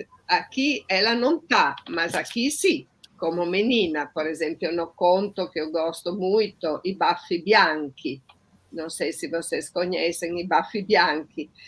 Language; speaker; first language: Portuguese; non-native, fluent; Italian